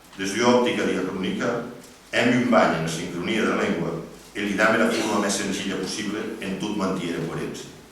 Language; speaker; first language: Catalan; non-native, local second language; Occitan